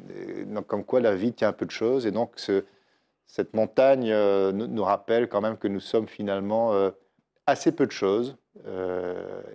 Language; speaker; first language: French; native; French